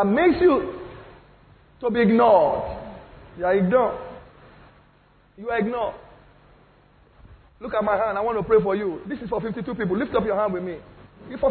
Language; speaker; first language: English; non-native, local second language; Yoruba